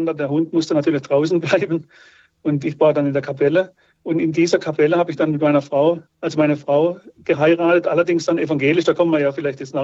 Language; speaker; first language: German; native; German